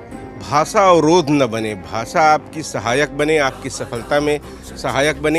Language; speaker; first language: Hindi; native; Hindi